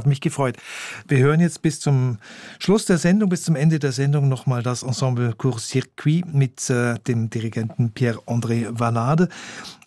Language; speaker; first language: German; native; German